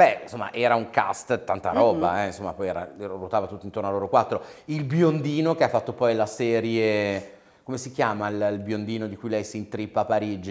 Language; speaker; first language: Italian; native; Italian